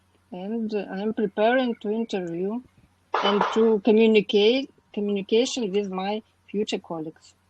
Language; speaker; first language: English; non-native, learner; Russian